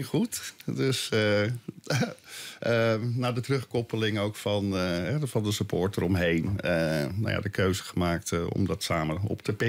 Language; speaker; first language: Dutch; native; Dutch